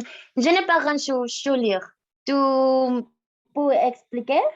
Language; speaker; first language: French; non-native, learner; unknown